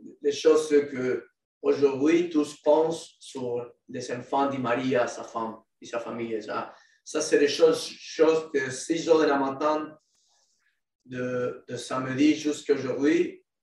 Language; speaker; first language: French; non-native, learner; Spanish